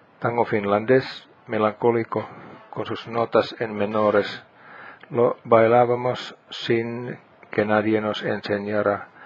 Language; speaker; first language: Spanish; non-native, fluent; Finnish